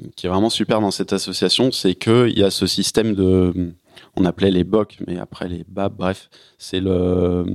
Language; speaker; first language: French; native; French